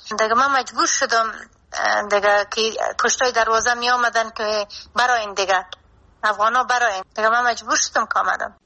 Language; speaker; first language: Persian; native; Persian